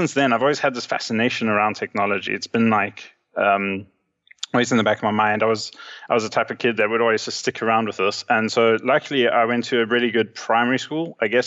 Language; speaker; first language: English; native; English